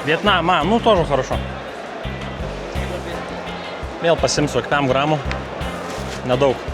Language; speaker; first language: Russian; non-native, learner; Lithuanian